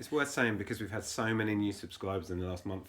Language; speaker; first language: English; native; English